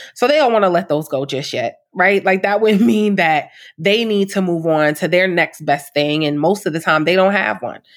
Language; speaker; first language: English; native; English